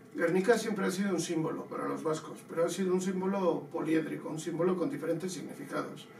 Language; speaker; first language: Spanish; non-native, local second language; Basque